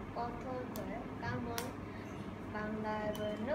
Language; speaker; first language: Vietnamese; non-native, learner; Korean